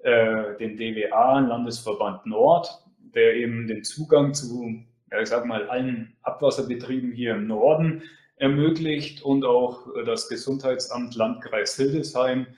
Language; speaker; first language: German; native; German